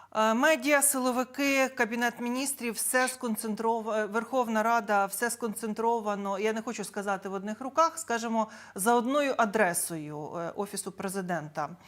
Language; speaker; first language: Ukrainian; native; Ukrainian